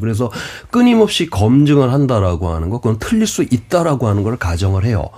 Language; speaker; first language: Korean; native; Korean